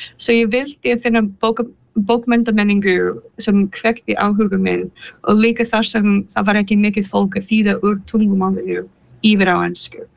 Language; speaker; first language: Icelandic; non-native, fluent; English